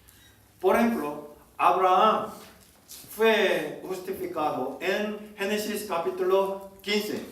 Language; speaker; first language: Spanish; non-native, learner; Korean